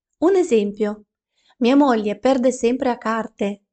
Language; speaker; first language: Italian; non-native, fluent; Ukrainian